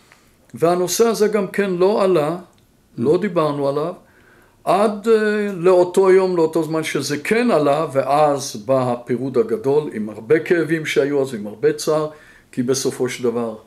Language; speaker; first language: Hebrew; non-native, fluent; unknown